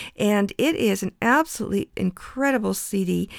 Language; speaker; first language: English; early bilingual, other home language; Ukrainian